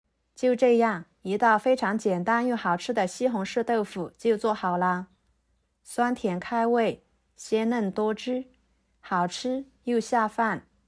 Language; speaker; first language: Chinese; native; Chinese